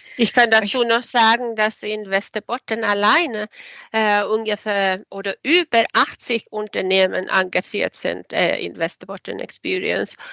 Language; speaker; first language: German; non-native, fluent; Swedish